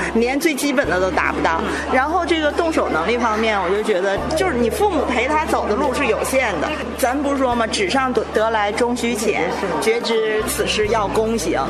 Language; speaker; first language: Chinese; native; Chinese